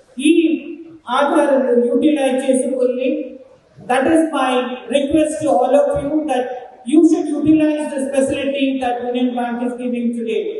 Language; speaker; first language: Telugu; non-native, learner; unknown